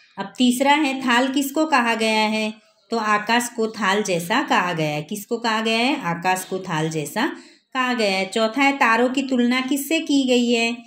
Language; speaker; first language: Hindi; non-native, local second language; Gujarati